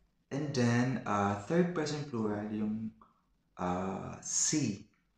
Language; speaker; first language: English; non-native, local second language; Filipino